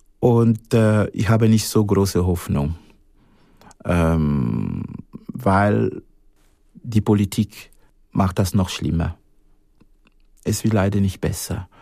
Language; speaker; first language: German; non-native, fluent; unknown